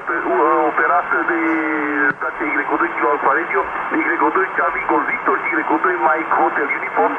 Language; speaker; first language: Romanian; native; Romanian